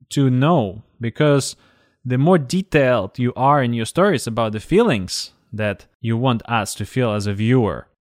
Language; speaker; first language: English; non-native, fluent; Russian